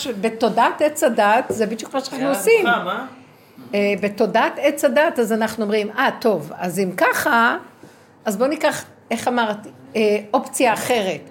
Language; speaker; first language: Hebrew; native; Hebrew